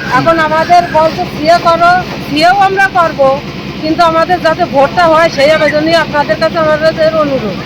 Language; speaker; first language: Bangla; native; Bangla